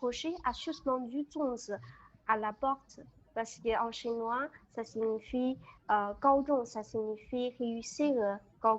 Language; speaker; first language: French; non-native, learner; Chinese